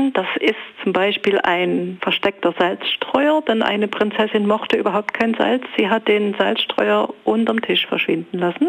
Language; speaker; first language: German; native; German